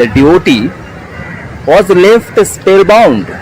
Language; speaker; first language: English; non-native, local second language; Marathi